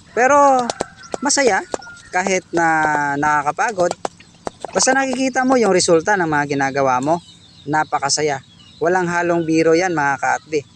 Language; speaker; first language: Filipino; non-native, local second language; Cebuano